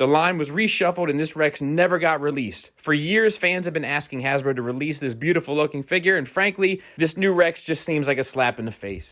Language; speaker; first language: English; native; English